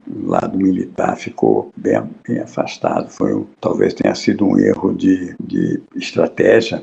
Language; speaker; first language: Portuguese; native; Portuguese